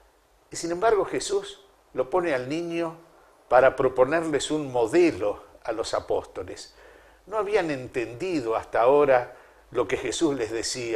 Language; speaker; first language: Spanish; native; Spanish